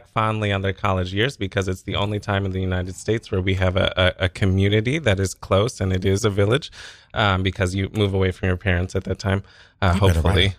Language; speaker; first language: English; native; English